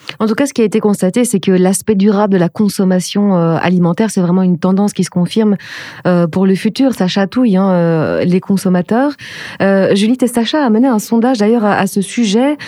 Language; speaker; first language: French; native; French